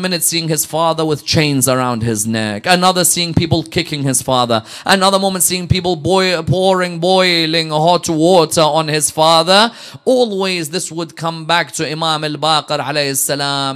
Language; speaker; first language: English; native; English